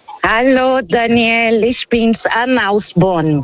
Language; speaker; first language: German; non-native, fluent; Portuguese